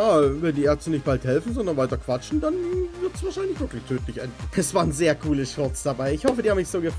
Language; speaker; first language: German; native; German